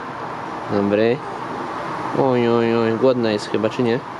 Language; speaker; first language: Polish; native; Polish